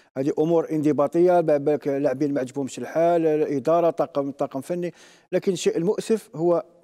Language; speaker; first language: Arabic; native; Arabic